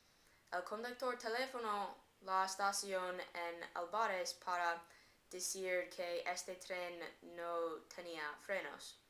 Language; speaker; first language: Spanish; non-native, learner; English